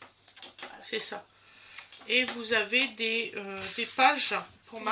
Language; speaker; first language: French; native; French